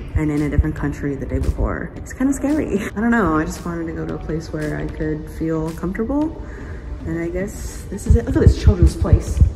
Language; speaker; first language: English; native; English